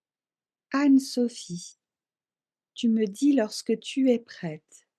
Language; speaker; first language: French; native; French